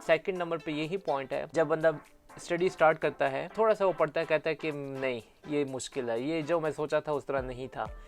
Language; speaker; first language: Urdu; native; Urdu